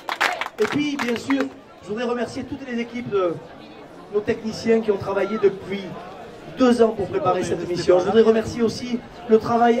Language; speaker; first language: French; native; French